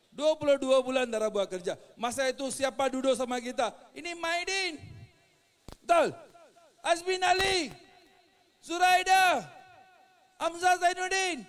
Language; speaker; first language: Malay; non-native, local second language; Tamil